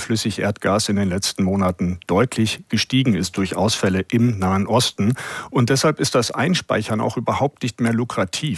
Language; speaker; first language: German; native; German